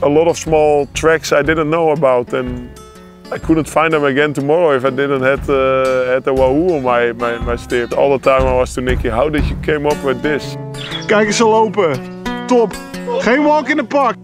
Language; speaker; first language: English; non-native, fluent; Dutch